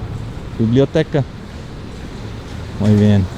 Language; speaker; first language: Spanish; non-native, learner; English